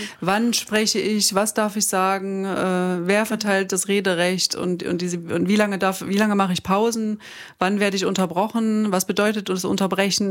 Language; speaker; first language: German; native; German